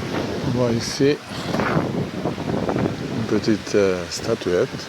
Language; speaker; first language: French; non-native, fluent; Hungarian